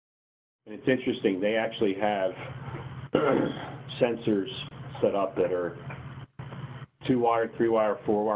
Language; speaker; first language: English; native; English